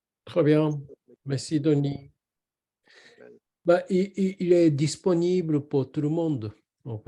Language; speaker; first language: French; non-native, learner; Japanese